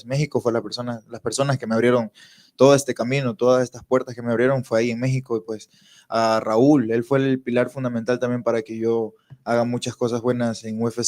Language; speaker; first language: Spanish; native; Spanish